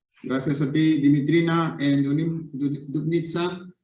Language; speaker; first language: Spanish; native; Spanish